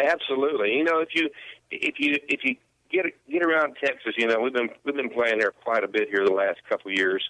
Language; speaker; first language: English; native; English